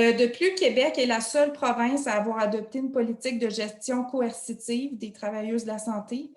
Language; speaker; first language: French; native; French